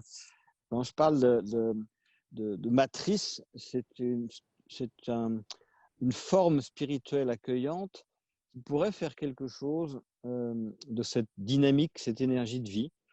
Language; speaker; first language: French; native; French